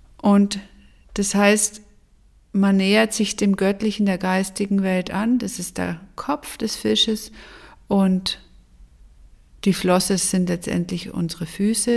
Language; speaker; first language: German; native; German